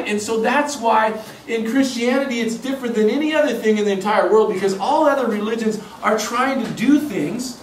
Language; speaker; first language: English; native; English